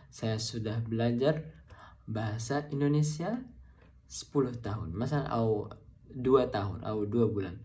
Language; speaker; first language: Indonesian; non-native, fluent; Arabic